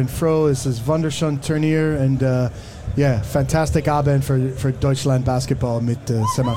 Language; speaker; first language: German; non-native, learner; English